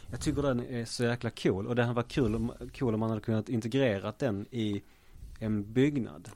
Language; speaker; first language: Swedish; native; Swedish